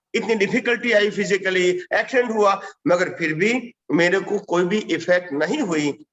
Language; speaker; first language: Hindi; non-native, local second language; Gujarati